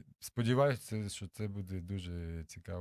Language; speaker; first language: Ukrainian; non-native, local second language; Russian